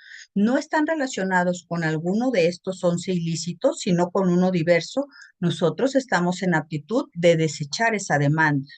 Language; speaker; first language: Spanish; native; Spanish